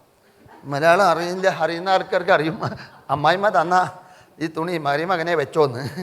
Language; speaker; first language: Malayalam; non-native, local second language; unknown